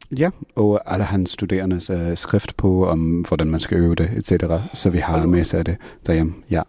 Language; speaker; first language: Danish; non-native, fluent; English